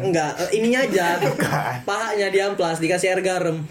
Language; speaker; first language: Indonesian; native; Indonesian